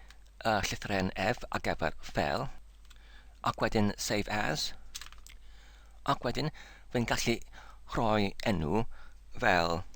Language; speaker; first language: Welsh; non-native, learner; English